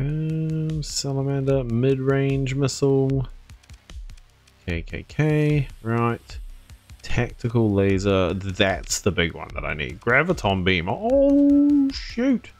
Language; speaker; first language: English; native; English